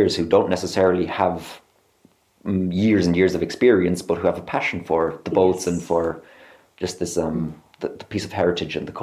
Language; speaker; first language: English; native; English